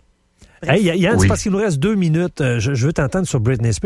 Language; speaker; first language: French; native; French